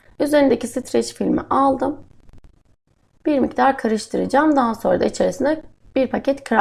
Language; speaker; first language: Turkish; native; Turkish